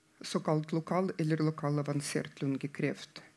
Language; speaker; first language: Norwegian; non-native, fluent; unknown